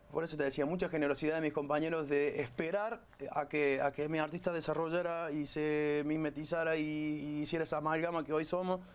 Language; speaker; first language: Spanish; native; Spanish